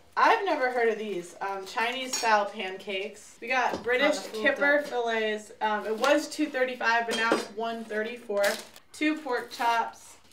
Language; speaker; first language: English; native; English